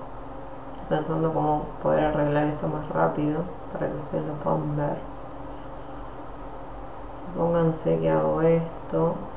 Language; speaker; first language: Spanish; native; Spanish